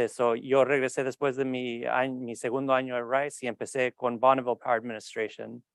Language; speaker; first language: Spanish; early bilingual, heritage; Spanish